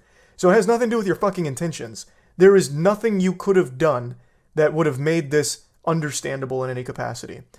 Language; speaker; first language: English; native; English